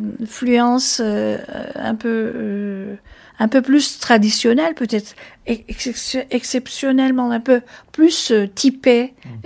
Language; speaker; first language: French; non-native, fluent; Turkish